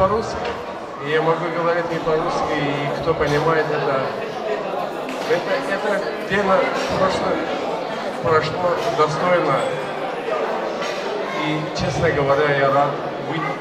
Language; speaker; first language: Russian; non-native, local second language; Azerbaijani